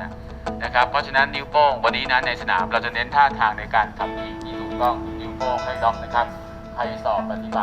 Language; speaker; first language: Thai; native; Thai